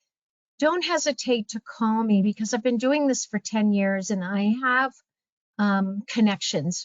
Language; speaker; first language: English; native; English